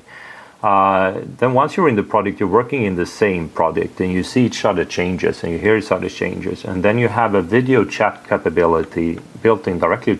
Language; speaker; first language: English; non-native, fluent; Swedish